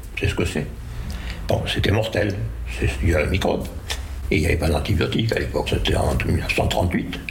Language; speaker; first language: French; native; French